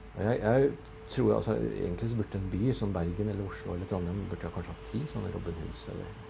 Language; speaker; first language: Norwegian; native; Norwegian